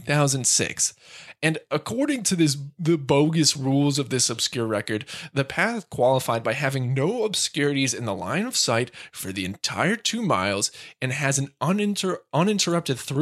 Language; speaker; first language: English; native; English